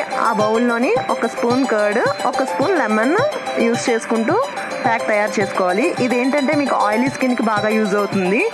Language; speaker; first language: Telugu; native; Telugu